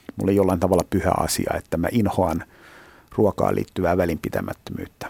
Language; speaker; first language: Finnish; native; Finnish